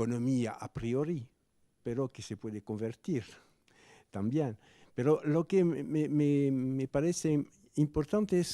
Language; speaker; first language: Spanish; non-native, fluent; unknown